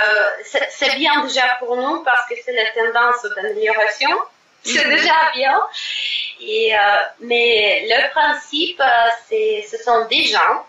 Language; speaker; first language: French; non-native, fluent; Russian